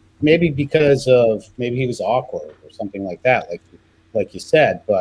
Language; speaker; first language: English; native; English